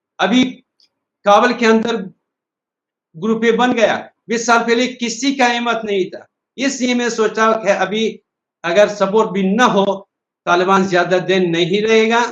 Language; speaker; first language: Hindi; non-native, fluent; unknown